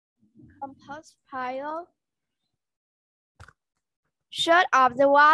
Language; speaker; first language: English; non-native, learner; Vietnamese